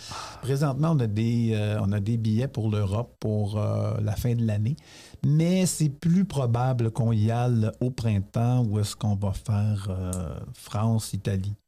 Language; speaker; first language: French; native; French